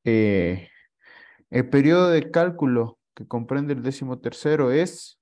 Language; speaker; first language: Spanish; native; Spanish